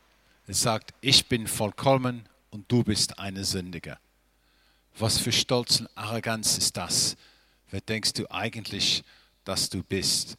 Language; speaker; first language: German; non-native, fluent; English